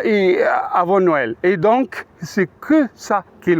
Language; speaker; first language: French; non-native, fluent; Arabic